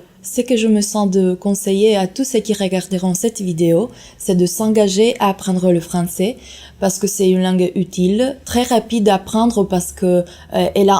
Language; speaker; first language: French; non-native, fluent; Italian